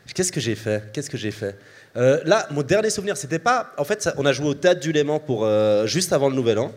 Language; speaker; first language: French; native; French